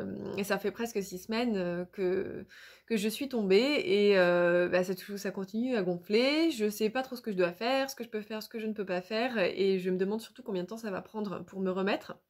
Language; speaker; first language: French; native; French